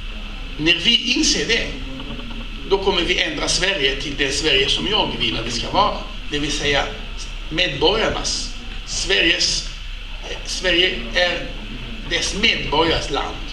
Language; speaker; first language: Swedish; non-native, fluent; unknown